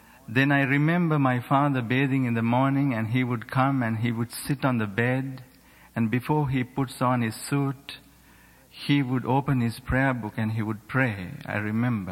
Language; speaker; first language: English; non-native, local second language; Sinhala